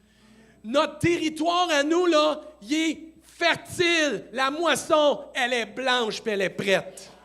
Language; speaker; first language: French; native; French